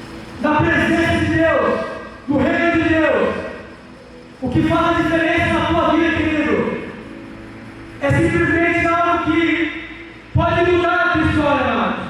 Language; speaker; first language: Portuguese; native; Portuguese